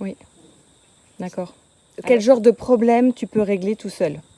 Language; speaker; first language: French; native; French